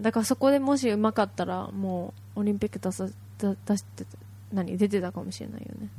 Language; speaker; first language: Japanese; native; Japanese